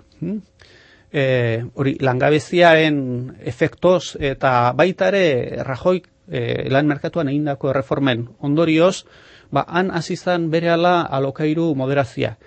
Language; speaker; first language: Basque; non-native, local second language; Spanish